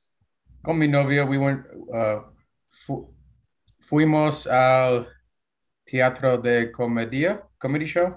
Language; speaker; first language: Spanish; non-native, learner; English